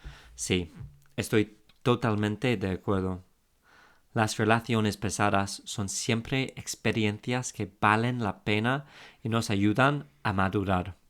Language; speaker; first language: Spanish; non-native, fluent; English